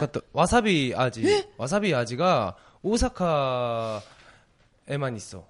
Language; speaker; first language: Japanese; non-native, learner; Korean